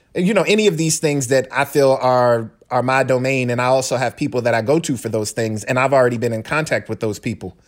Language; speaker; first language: English; native; English